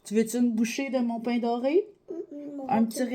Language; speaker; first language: French; native; French